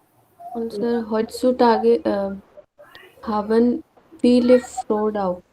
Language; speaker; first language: German; non-native, learner; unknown